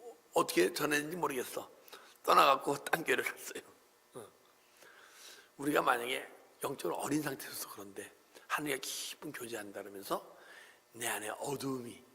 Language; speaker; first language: Korean; native; Korean